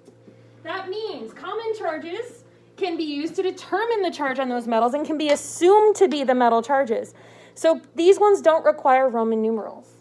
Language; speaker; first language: English; native; English